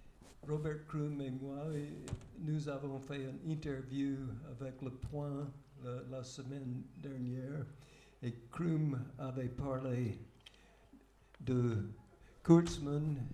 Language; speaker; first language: French; non-native, fluent; English